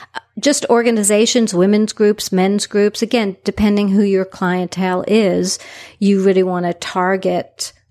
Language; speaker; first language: English; native; English